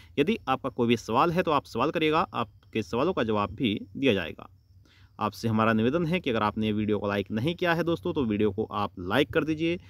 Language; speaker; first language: Hindi; native; Hindi